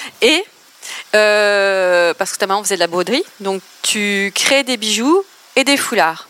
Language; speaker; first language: French; native; French